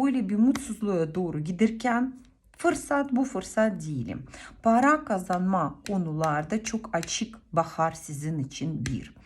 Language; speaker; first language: Turkish; non-native, fluent; Russian